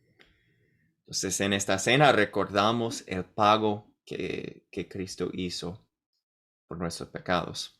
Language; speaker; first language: Spanish; non-native, fluent; English